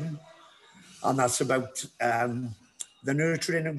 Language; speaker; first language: English; native; English